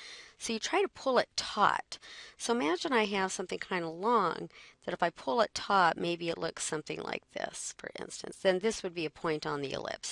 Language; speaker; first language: English; native; English